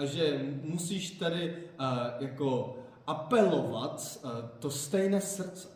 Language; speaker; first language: Czech; non-native, fluent; Korean